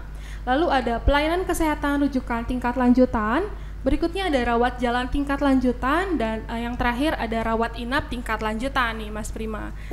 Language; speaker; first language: Indonesian; native; Indonesian